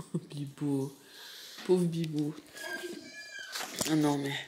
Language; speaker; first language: French; native; French